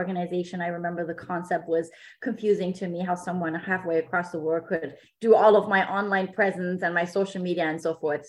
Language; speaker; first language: English; non-native, fluent; German